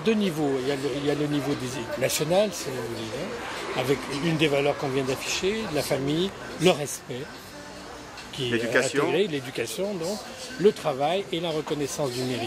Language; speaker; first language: French; native; French